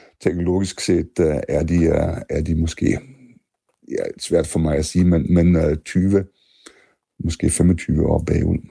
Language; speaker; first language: Danish; non-native, fluent; German